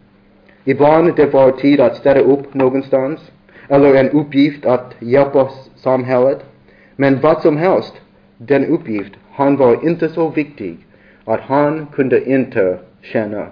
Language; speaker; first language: Swedish; non-native, learner; English